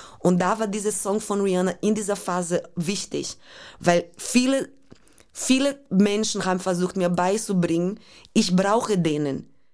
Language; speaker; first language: German; non-native, fluent; Portuguese